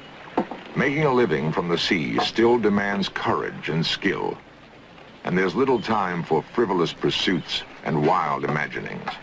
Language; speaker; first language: English; native; English